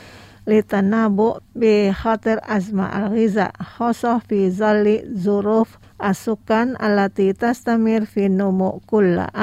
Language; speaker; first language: Arabic; non-native, fluent; Indonesian